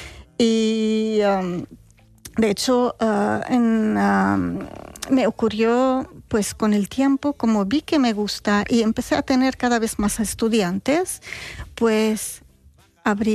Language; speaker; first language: Spanish; non-native, fluent; Arabic